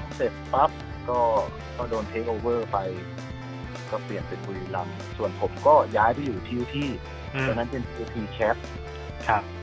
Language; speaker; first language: Thai; native; Thai